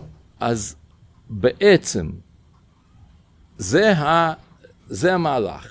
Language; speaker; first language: Hebrew; non-native, fluent; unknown